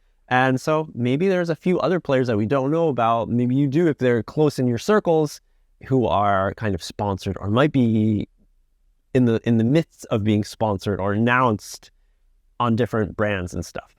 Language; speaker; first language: English; native; English